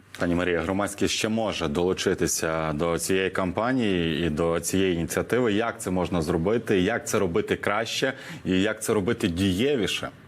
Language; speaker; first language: Ukrainian; native; Ukrainian